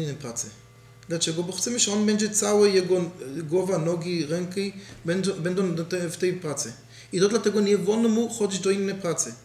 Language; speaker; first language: Polish; non-native, learner; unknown